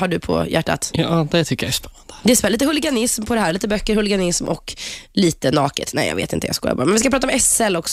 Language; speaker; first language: Swedish; native; Swedish